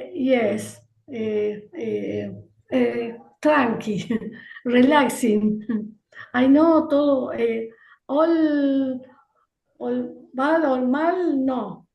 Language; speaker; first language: English; non-native, learner; Spanish